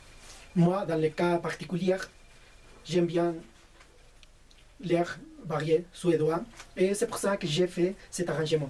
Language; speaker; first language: French; non-native, fluent; Spanish